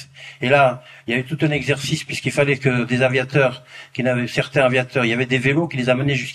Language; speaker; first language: French; native; French